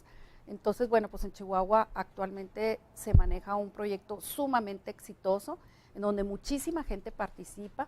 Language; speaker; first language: Spanish; native; Spanish